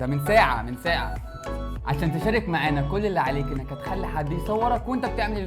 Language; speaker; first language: Arabic; native; Arabic